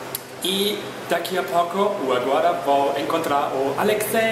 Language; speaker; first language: Portuguese; non-native, fluent; German